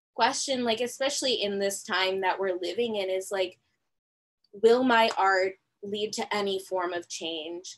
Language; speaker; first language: English; native; English